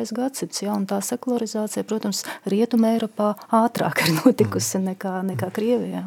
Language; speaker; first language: Latvian; non-native, local second language; Russian